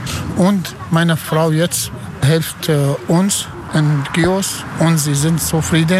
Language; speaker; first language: German; non-native, learner; Arabic